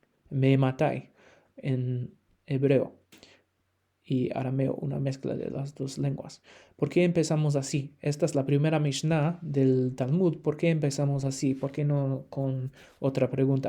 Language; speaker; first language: Spanish; non-native, fluent; English